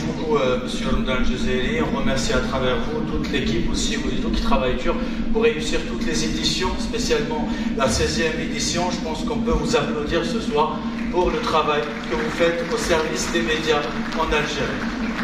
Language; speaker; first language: French; non-native, local second language; Arabic